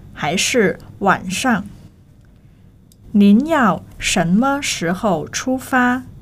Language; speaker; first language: Chinese; non-native, fluent; Thai